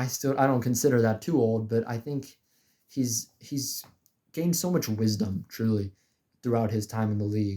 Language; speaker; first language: English; native; English